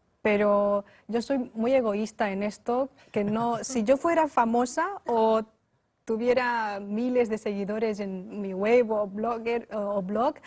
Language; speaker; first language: Spanish; non-native, fluent; Chinese